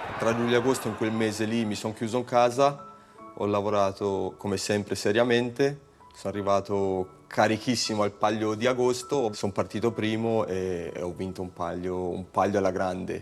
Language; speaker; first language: Italian; native; Italian